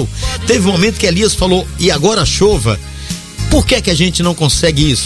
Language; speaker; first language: Portuguese; native; Portuguese